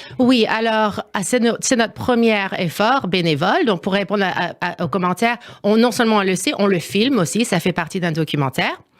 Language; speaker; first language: French; non-native, fluent; English